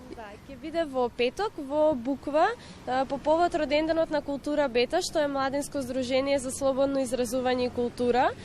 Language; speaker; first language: Macedonian; native; Macedonian